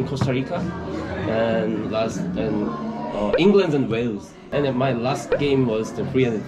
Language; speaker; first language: English; non-native, fluent; Korean